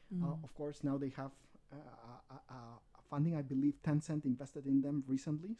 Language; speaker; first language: English; non-native, fluent; Spanish